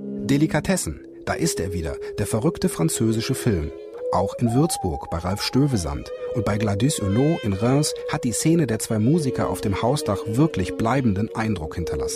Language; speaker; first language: German; native; German